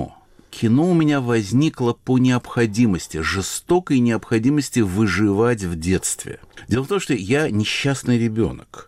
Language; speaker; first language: Russian; native; Russian